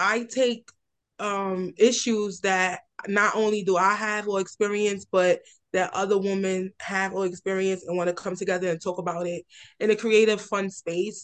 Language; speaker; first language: English; native; English